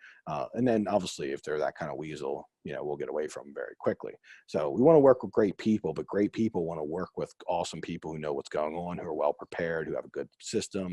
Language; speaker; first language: English; native; English